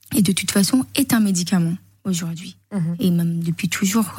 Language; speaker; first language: French; native; French